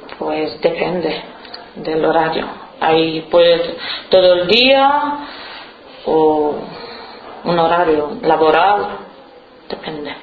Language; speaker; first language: Spanish; non-native, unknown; Romanian